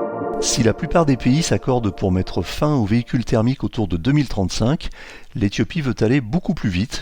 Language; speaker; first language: French; native; French